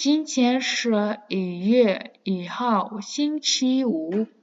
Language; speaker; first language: Chinese; non-native, fluent; Kazakh